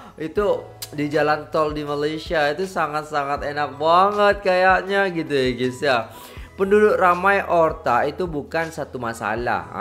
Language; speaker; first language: Indonesian; native; Indonesian